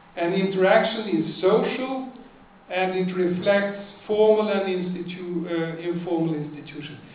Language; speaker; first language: English; non-native, fluent; Swedish